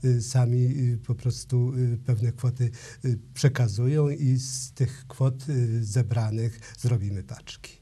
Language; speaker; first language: Polish; native; Polish